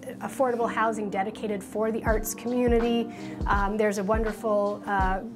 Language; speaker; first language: English; native; English